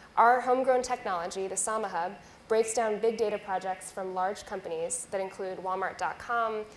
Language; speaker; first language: English; native; English